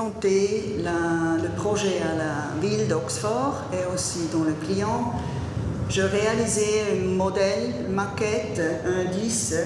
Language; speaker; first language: French; non-native, learner; German